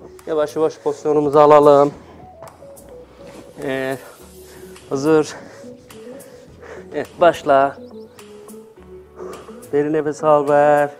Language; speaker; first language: Turkish; native; Turkish